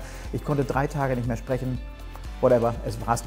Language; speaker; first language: German; native; German